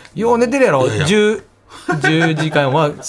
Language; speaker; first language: Japanese; native; Japanese